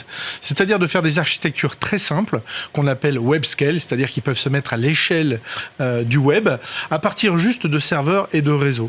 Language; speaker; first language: French; native; French